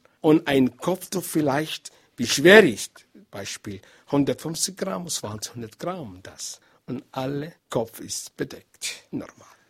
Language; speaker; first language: German; non-native, learner; Arabic